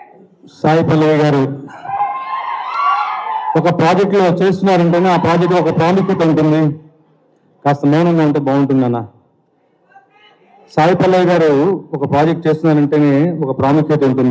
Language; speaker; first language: Telugu; native; Telugu